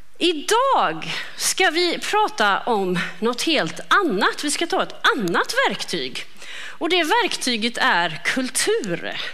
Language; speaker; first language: Swedish; native; Swedish